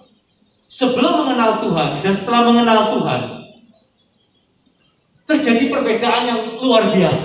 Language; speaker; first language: Indonesian; native; Indonesian